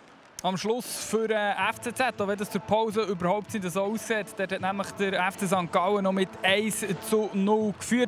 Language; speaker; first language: German; native; German